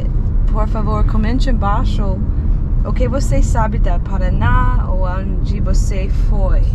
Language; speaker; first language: Portuguese; non-native, learner; English